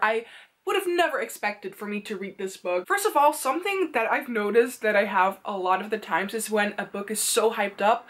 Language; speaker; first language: English; non-native, fluent; Dutch